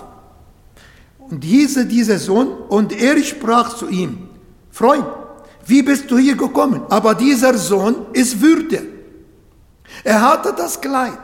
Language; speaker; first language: German; non-native, fluent; Arabic